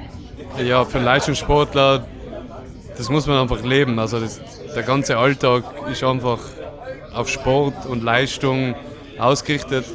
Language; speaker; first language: German; native; German